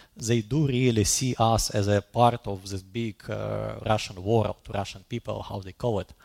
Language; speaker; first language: English; non-native, fluent; Russian